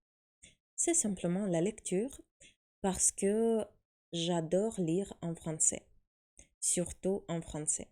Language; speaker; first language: French; non-native, fluent; Ukrainian